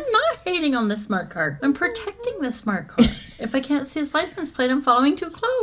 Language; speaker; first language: English; native; English